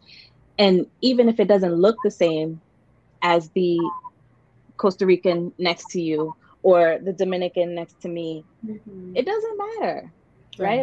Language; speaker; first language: English; native; English